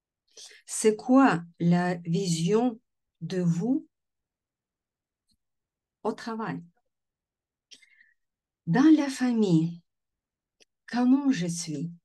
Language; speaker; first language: French; non-native, fluent; Russian